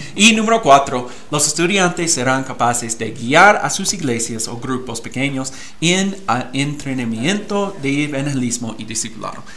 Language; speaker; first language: Spanish; non-native, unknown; English